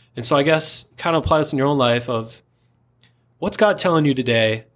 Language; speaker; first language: English; native; English